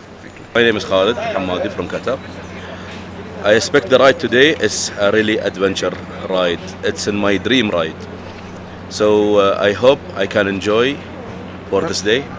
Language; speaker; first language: English; non-native, learner; Arabic